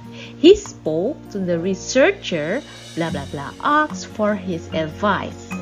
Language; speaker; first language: English; non-native, fluent; Indonesian